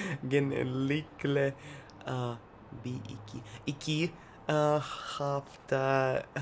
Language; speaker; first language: Turkish; non-native, learner; Russian